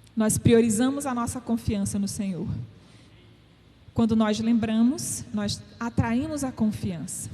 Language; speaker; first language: Portuguese; native; Portuguese